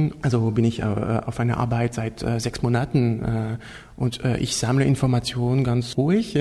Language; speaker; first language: German; non-native, fluent; French